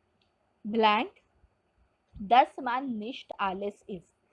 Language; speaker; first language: German; non-native, fluent; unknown